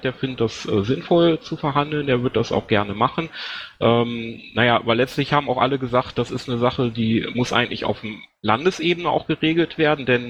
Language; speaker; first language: German; native; German